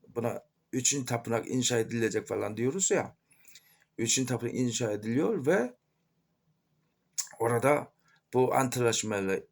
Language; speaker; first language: Turkish; non-native, fluent; Korean